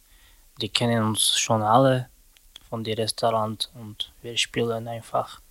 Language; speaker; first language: German; non-native, learner; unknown